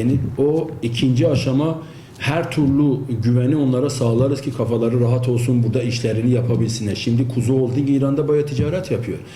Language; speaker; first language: Turkish; non-native, fluent; Azerbaijani